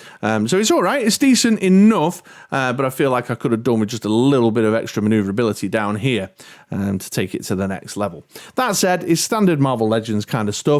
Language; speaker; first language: English; native; English